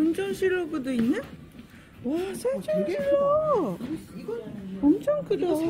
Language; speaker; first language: Korean; non-native, fluent; Japanese